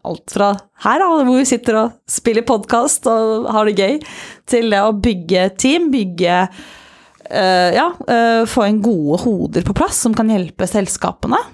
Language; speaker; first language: Norwegian; native; Norwegian